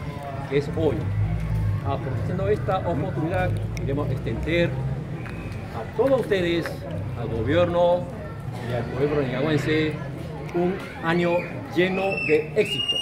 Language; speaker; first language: Spanish; non-native, fluent; Chinese